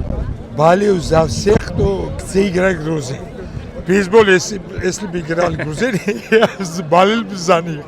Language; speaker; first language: Russian; non-native, fluent; Georgian